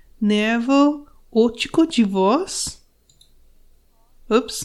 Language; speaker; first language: Portuguese; non-native, learner; English